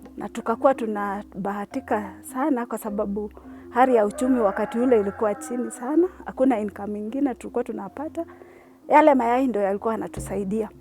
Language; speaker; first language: Swahili; non-native, local second language; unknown